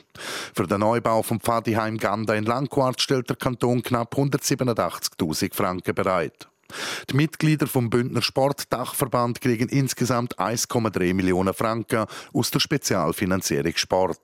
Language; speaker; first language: German; native; German